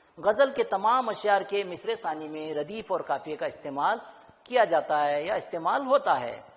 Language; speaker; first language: Urdu; native; Urdu